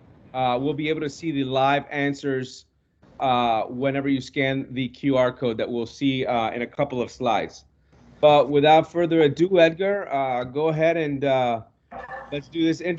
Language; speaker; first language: English; non-native, local second language; Spanish